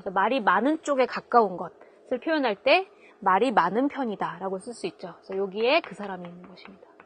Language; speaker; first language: Korean; native; Korean